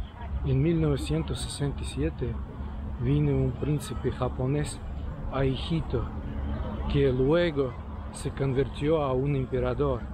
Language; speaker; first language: Spanish; non-native, learner; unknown